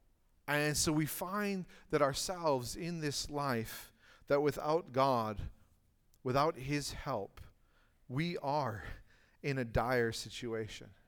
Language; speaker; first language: English; native; English